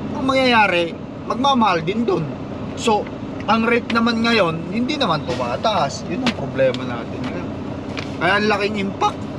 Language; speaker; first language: Filipino; non-native, local second language; Iloko